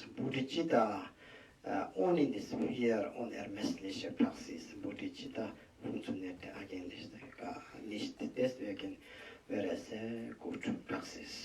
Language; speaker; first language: German; non-native, learner; Tibetan